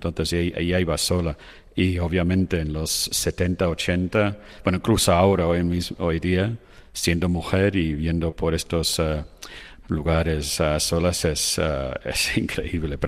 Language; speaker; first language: Spanish; non-native, fluent; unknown